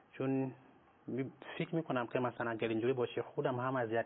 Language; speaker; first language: Persian; non-native, fluent; Nyanja